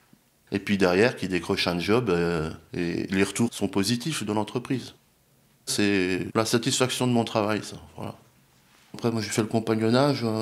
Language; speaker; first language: French; native; French